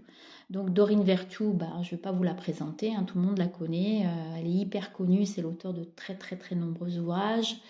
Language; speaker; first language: French; native; French